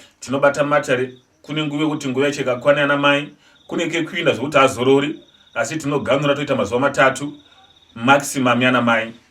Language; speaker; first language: Shona; non-native, local second language; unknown